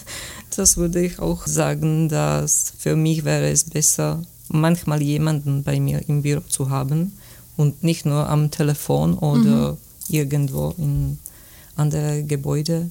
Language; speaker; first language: German; non-native, fluent; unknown